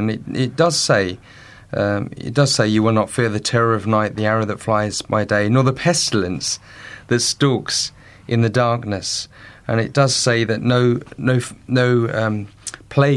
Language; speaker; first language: English; native; English